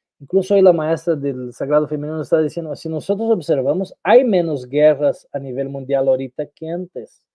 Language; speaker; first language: Spanish; non-native, fluent; Portuguese